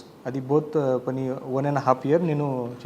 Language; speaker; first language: Telugu; non-native, fluent; Marathi